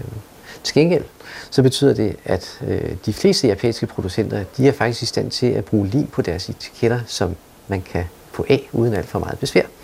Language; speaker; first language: Danish; native; Danish